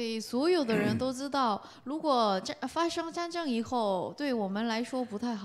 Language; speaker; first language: Chinese; non-native, learner; Korean